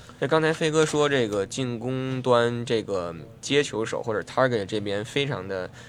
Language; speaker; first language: Chinese; native; Chinese